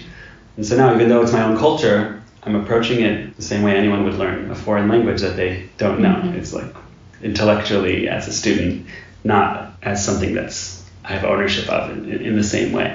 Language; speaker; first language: English; native; English